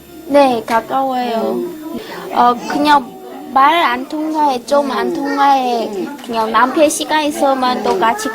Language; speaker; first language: Korean; non-native, learner; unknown